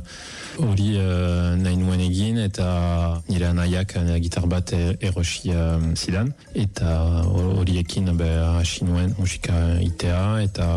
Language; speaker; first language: Basque; non-native, fluent; Italian